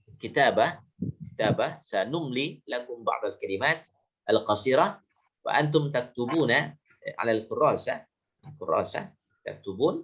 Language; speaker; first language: Arabic; non-native, fluent; Indonesian